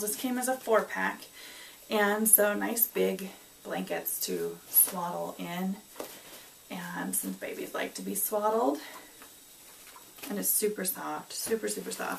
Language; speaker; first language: English; native; English